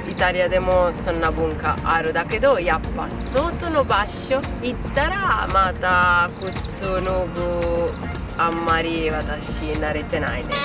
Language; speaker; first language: Japanese; non-native, fluent; Italian